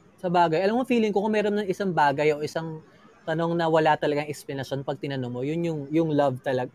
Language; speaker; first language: Filipino; native; Filipino